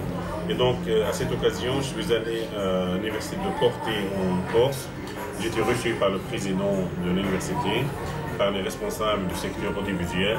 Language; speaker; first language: French; non-native, fluent; Arabic